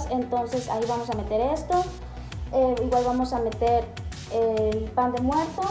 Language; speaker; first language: Spanish; native; Spanish